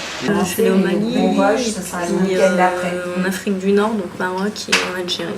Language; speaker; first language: French; native; French